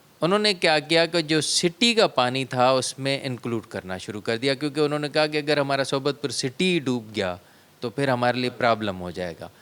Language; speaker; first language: Urdu; non-native, local second language; Sindhi